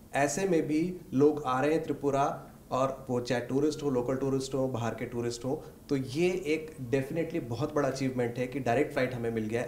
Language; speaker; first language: Hindi; native; Hindi